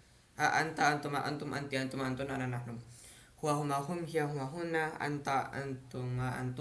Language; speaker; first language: Arabic; non-native, learner; Filipino